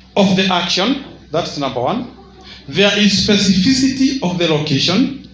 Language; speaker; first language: English; non-native, local second language; Swahili